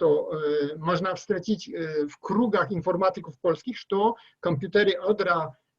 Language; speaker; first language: Russian; non-native, learner; Polish